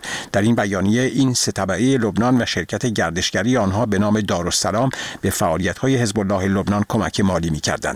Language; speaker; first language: Persian; native; Persian